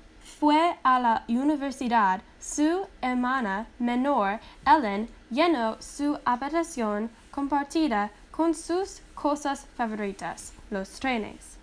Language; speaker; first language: Spanish; non-native, learner; English